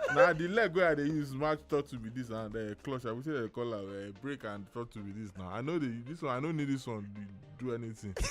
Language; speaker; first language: Nigerian Pidgin; non-native, local second language; Yoruba